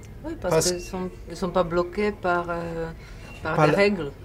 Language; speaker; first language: French; non-native, fluent; Czech